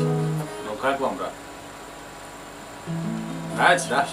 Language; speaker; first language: Russian; non-native, local second language; Tajik